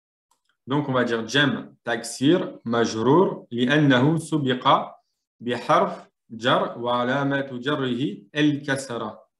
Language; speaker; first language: Arabic; non-native, fluent; French